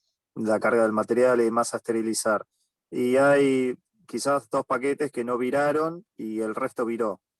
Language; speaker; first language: Spanish; native; Spanish